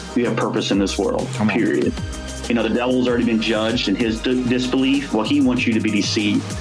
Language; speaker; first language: English; native; English